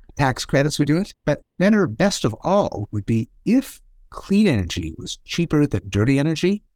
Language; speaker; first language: English; native; English